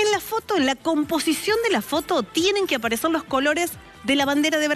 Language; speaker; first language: Spanish; native; Spanish